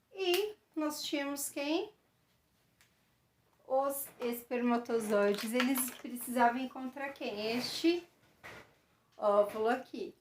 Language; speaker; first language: Portuguese; native; Portuguese